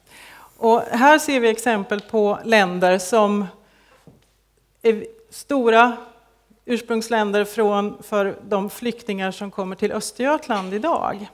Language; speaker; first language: Swedish; native; Swedish